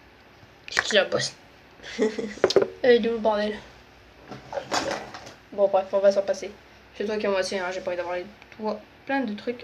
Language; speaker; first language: French; native; French